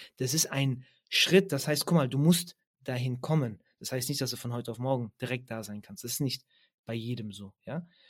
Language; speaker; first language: German; early bilingual, other home language; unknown